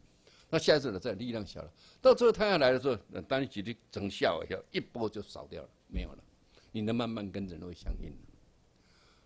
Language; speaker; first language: Chinese; native; Chinese